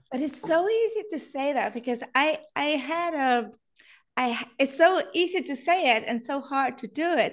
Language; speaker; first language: English; non-native, fluent; Norwegian